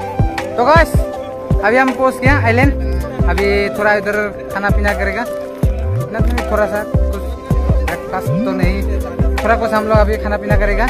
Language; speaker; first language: Hindi; non-native, local second language; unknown